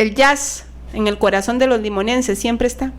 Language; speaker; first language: Spanish; native; Spanish